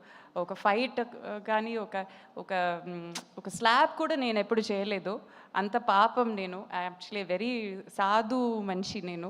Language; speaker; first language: Telugu; non-native, fluent; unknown